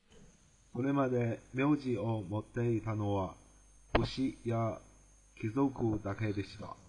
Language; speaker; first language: Japanese; non-native, learner; Chinese